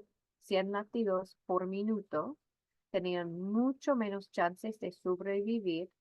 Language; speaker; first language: Spanish; non-native, fluent; English